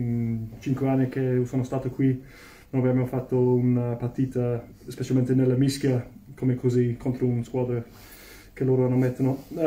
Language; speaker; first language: Italian; non-native, fluent; Spanish